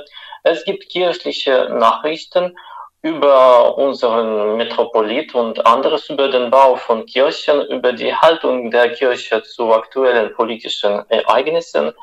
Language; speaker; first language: German; non-native, fluent; Russian